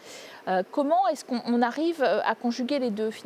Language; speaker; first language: French; native; French